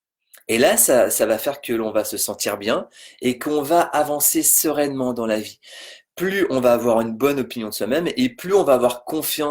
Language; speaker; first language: French; native; French